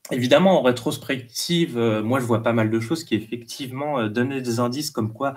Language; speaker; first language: French; native; French